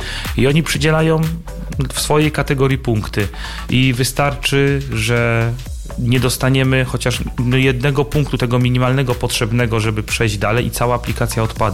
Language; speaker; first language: Polish; native; Polish